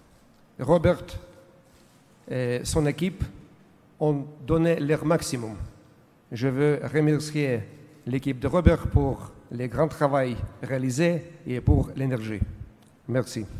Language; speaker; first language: French; non-native, learner; Russian